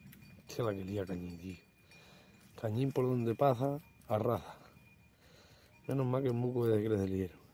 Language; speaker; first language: Spanish; native; Spanish